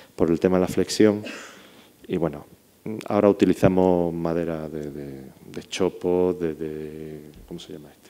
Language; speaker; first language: Spanish; native; Spanish